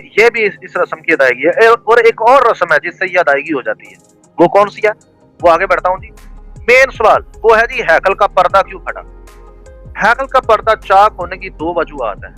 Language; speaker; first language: Urdu; non-native, local second language; Punjabi